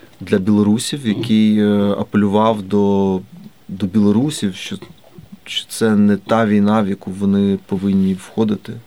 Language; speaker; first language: Ukrainian; native; Ukrainian